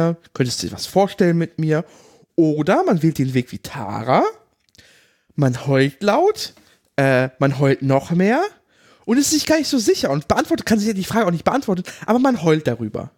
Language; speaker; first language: German; native; German